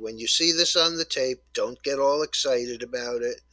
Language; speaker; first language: English; native; English